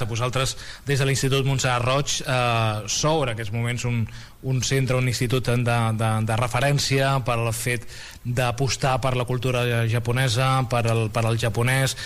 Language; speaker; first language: Catalan; native; Catalan